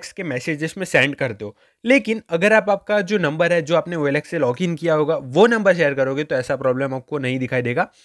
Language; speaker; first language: Hindi; non-native, local second language; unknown